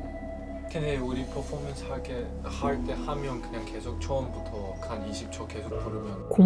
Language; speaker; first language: Korean; non-native, learner; Chinese